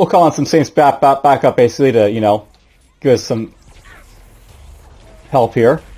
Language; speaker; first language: English; native; English